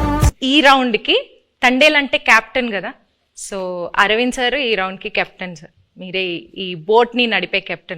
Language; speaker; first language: Telugu; native; Telugu